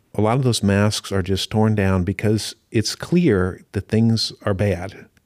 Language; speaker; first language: English; native; English